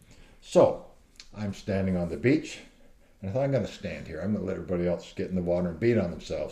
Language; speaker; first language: English; native; English